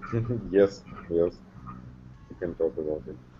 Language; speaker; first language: English; non-native, learner; Russian